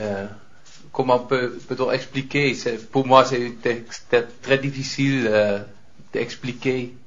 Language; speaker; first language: French; non-native, fluent; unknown